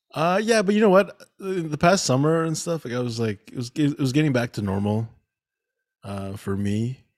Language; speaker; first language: English; native; English